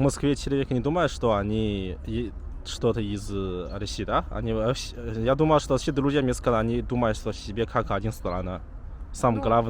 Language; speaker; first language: Russian; non-native, learner; Chinese